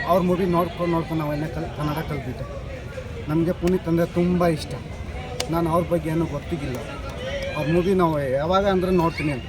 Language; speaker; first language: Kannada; non-native, local second language; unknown